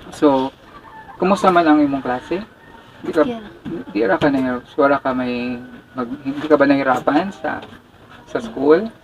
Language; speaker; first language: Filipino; non-native, local second language; Cebuano